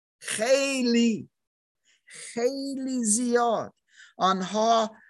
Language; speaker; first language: Persian; non-native, learner; German